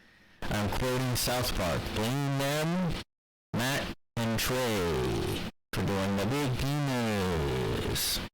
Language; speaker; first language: English; native; English